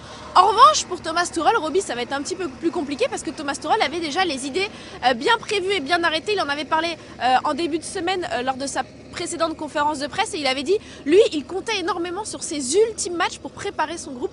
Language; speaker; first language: French; native; French